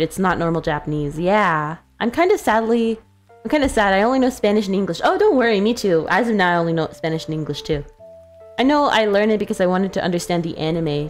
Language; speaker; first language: English; early bilingual, other home language; Spanish